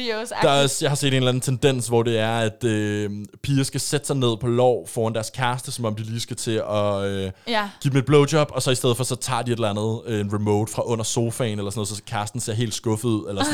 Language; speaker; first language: Danish; native; Danish